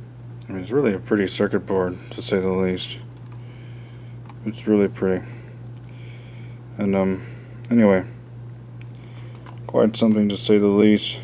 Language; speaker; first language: English; native; English